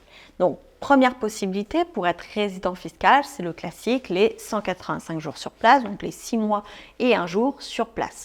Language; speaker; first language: French; native; French